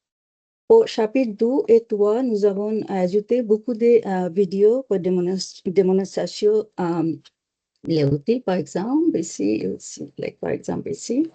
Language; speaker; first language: French; non-native, learner; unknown